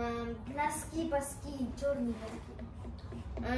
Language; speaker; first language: Russian; non-native, local second language; Kazakh